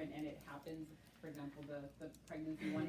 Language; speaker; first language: English; native; English